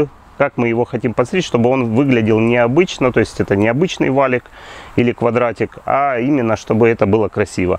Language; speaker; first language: Russian; native; Russian